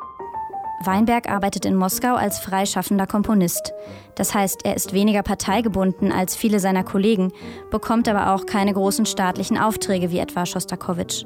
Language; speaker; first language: German; native; German